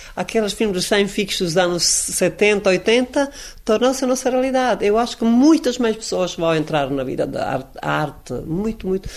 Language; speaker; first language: Portuguese; non-native, learner; Croatian